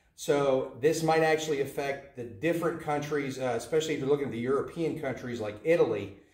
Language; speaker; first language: English; native; English